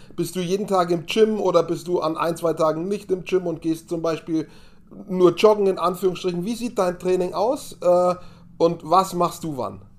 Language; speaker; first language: German; native; German